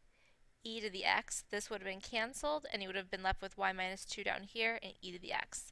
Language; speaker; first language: English; native; English